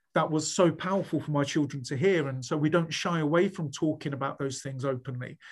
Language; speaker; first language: English; native; English